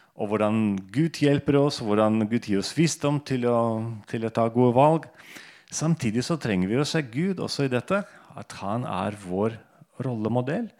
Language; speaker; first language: Norwegian; non-native, fluent; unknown